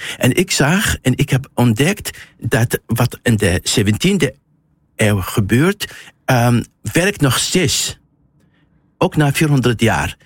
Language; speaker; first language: Dutch; non-native, fluent; Arabic